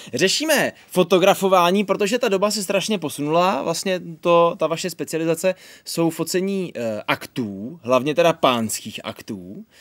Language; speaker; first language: Czech; native; Czech